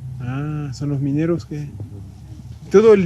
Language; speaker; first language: Spanish; non-native, fluent; French